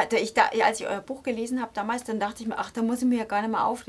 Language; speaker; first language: German; native; German